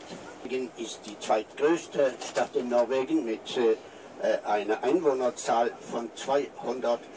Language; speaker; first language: German; non-native, fluent; Norwegian